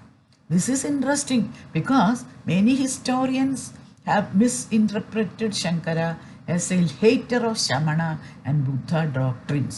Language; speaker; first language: English; non-native, fluent; Malayalam